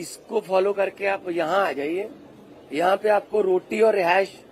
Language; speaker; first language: Hindi; non-native, local second language; Punjabi